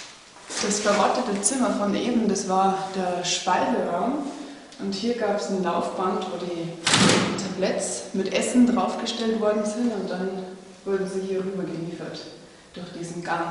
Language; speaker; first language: German; native; German